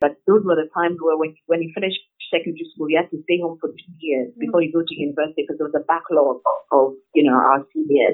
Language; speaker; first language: English; non-native, local second language; Akan